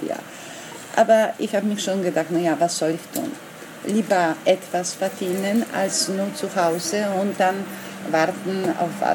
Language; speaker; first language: German; non-native, learner; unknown